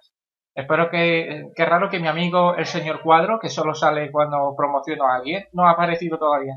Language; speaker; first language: Spanish; native; Spanish